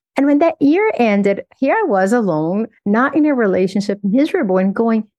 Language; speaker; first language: English; non-native, fluent; Portuguese